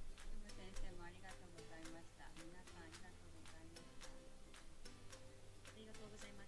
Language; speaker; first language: Japanese; non-native, learner; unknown